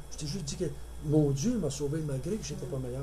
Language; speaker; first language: French; native; French